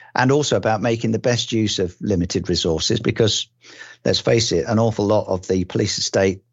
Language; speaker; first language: English; native; English